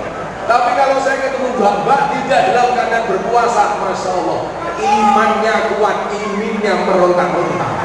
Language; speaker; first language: Indonesian; non-native, local second language; Javanese